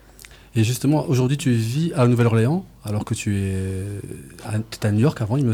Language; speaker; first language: French; native; French